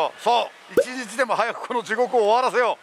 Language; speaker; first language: Japanese; native; Japanese